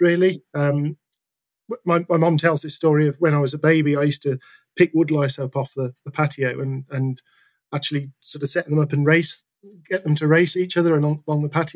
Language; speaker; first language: English; native; English